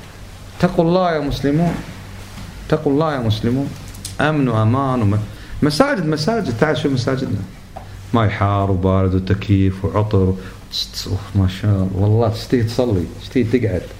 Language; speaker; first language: Arabic; native; Arabic